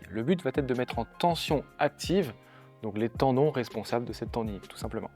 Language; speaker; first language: French; native; French